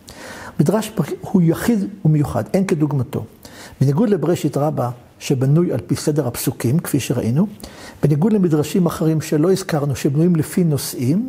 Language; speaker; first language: Hebrew; native; Hebrew